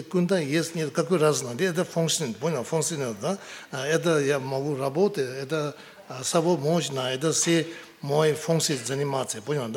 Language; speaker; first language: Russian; non-native, learner; Tibetan